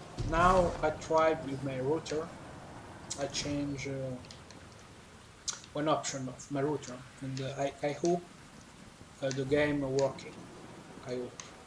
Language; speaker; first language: English; non-native, learner; Italian